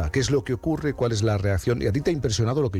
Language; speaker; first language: Spanish; native; Spanish